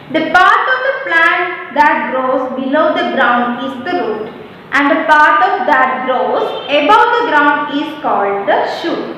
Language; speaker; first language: English; non-native, local second language; Malayalam